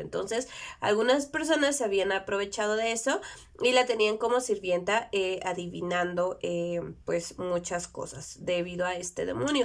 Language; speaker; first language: Spanish; native; Spanish